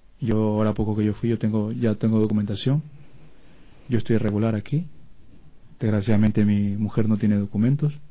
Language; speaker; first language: Spanish; native; Spanish